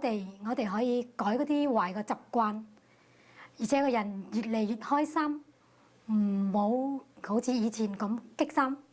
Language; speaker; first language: Cantonese; early bilingual, heritage; Cantonese